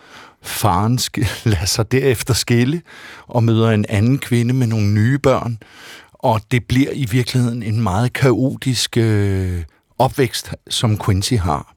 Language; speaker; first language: Danish; native; Danish